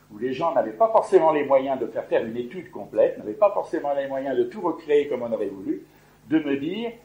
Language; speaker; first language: French; native; French